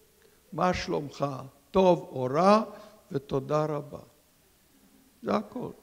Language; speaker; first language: Hebrew; non-native, fluent; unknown